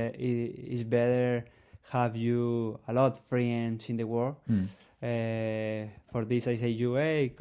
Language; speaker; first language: English; non-native, learner; Spanish